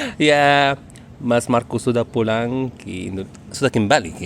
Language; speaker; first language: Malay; non-native, learner; Arabic